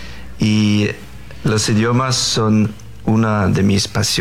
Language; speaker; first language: Spanish; non-native, fluent; Faroese